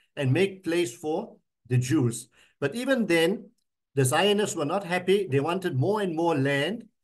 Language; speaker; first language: English; native; English